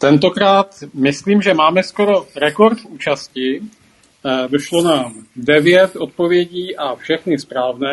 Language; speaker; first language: Czech; native; Czech